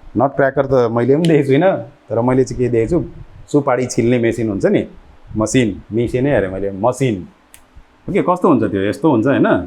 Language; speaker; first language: Nepali; native; Nepali